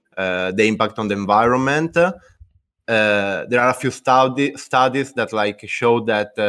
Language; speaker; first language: English; non-native, fluent; Italian